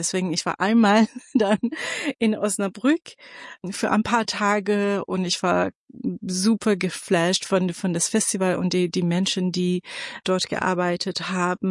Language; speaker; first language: German; non-native, fluent; Persian